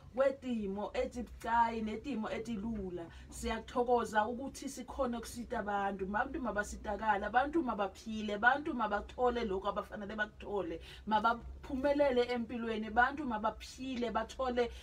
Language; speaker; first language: Zulu; non-native, local second language; Swati